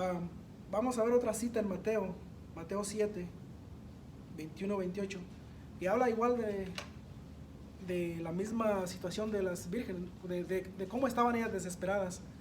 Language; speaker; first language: Spanish; native; Spanish